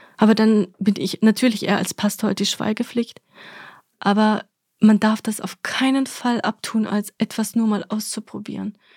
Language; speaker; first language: German; early bilingual, other home language; Russian